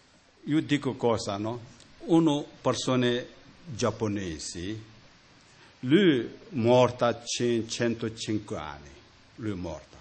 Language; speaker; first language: Italian; non-native, learner; Tibetan